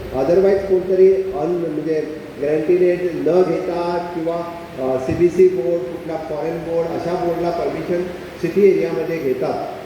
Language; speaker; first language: Marathi; non-native, local second language; Konkani